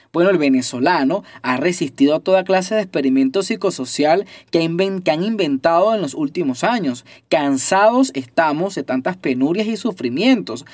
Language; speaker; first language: Spanish; native; Spanish